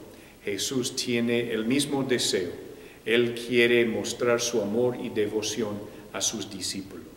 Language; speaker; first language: Spanish; non-native, fluent; English